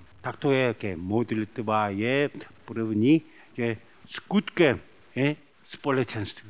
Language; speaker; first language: Czech; non-native, learner; Korean